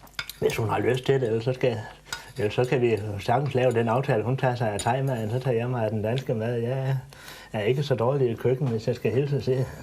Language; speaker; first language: Danish; native; Danish